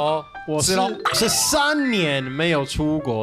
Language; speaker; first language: Chinese; non-native, fluent; Italian